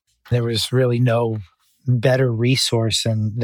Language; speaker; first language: English; native; English